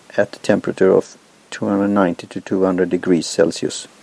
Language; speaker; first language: English; non-native, fluent; Swedish